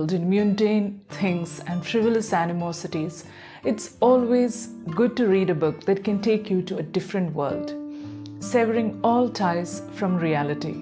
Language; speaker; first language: English; non-native, local second language; Malayalam